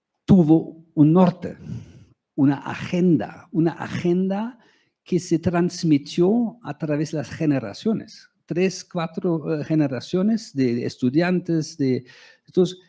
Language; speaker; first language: Spanish; non-native, fluent; German